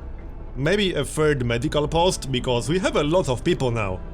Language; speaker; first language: English; native; English